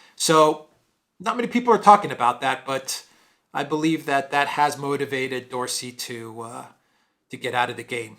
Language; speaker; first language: English; native; English